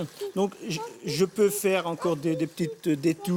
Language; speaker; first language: French; non-native, fluent; Dutch